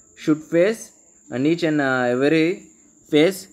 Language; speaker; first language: English; non-native, local second language; Telugu